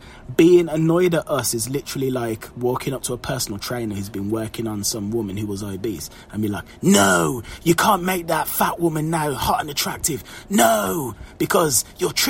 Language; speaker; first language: English; native; English